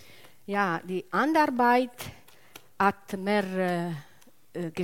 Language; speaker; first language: German; non-native, learner; Italian